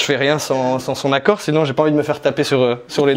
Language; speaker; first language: French; native; French